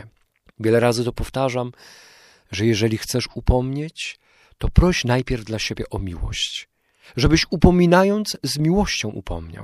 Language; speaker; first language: Polish; native; Polish